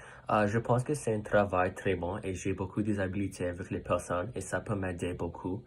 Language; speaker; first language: French; non-native, local second language; Russian